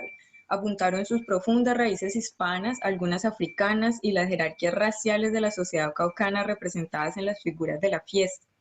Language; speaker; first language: Spanish; native; Spanish